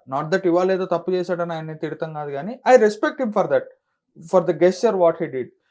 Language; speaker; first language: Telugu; native; Telugu